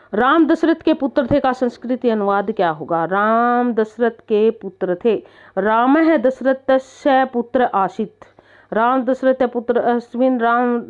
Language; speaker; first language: Hindi; native; Hindi